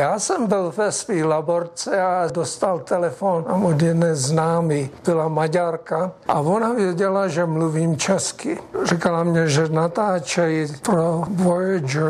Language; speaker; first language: Czech; early bilingual, heritage; Czech